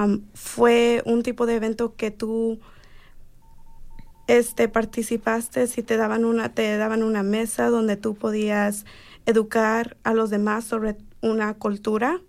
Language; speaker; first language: Spanish; early bilingual, heritage; Spanish